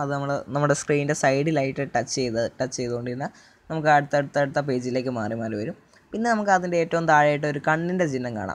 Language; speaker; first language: Malayalam; native; Malayalam